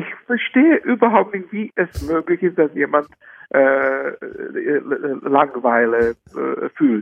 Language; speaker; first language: German; non-native, fluent; Czech